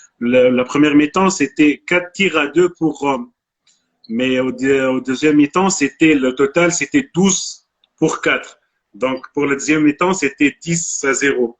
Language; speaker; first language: French; non-native, local second language; Arabic